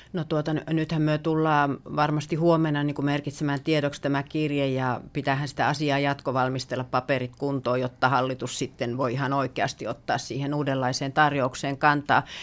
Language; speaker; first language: Finnish; native; Finnish